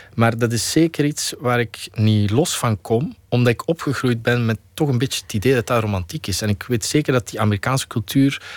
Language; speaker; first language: Dutch; native; Dutch